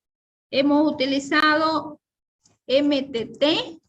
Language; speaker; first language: Spanish; native; Spanish